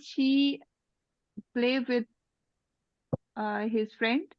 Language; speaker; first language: English; non-native, learner; Urdu